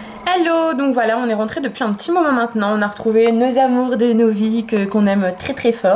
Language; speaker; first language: French; native; French